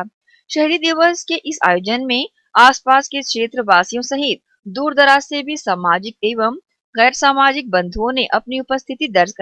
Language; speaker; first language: Hindi; native; Hindi